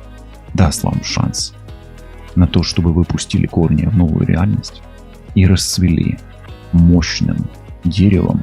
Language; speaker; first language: Russian; non-native, local second language; Ukrainian